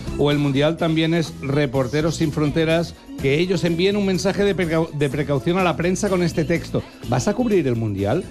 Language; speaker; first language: Spanish; native; Spanish